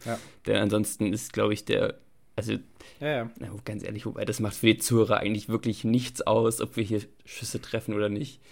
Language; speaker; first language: German; native; German